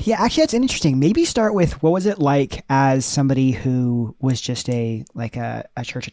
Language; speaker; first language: English; native; English